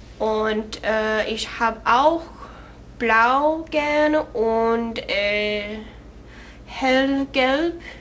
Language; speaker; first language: German; non-native, learner; English